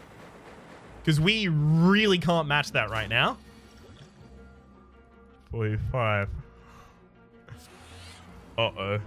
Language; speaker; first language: English; native; English